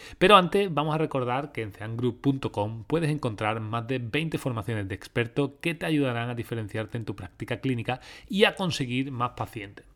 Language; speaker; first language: Spanish; native; Spanish